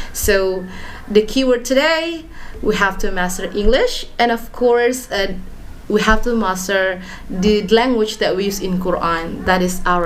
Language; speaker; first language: English; non-native, fluent; Indonesian